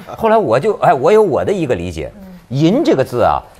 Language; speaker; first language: Chinese; native; Chinese